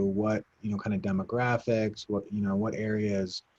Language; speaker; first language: English; native; English